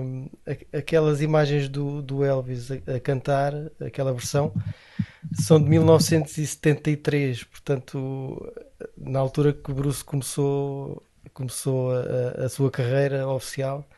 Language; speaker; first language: Portuguese; native; Portuguese